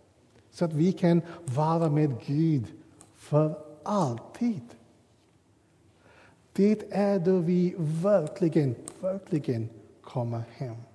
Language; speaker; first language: Swedish; non-native, fluent; English